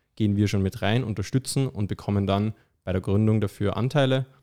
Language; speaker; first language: German; native; German